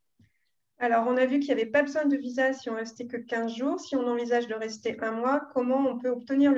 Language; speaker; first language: French; native; French